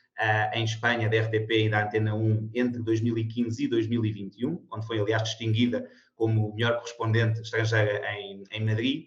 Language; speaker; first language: Portuguese; native; Portuguese